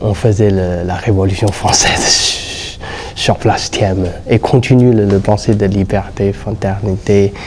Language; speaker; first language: French; non-native, learner; Chinese